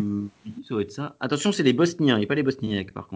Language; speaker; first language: French; native; French